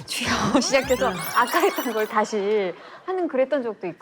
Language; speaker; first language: Korean; native; Korean